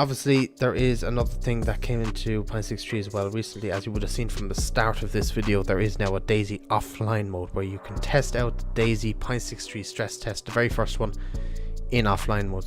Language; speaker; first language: English; native; English